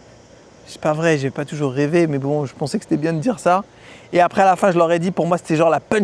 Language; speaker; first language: French; native; French